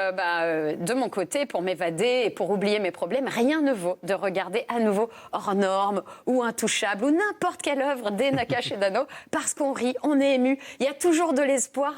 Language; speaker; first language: French; native; French